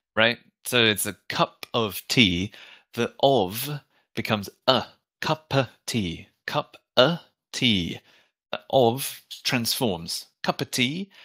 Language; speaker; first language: English; native; English